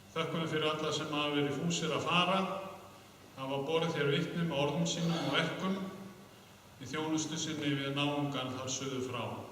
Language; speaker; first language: Icelandic; native; Icelandic